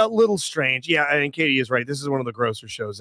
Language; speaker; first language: English; native; English